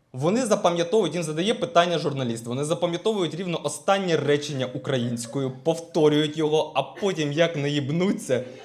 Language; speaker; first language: Ukrainian; non-native, local second language; Russian